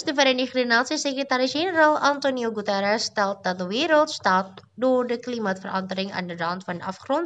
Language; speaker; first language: Dutch; non-native, fluent; Indonesian